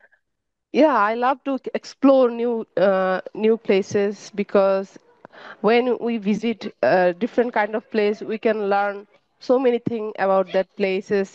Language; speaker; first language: English; non-native, learner; Bangla